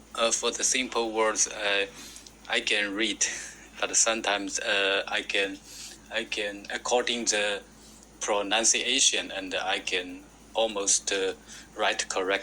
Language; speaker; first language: English; non-native, learner; Chinese